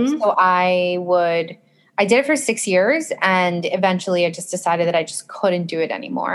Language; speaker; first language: English; early bilingual, other home language; Spanish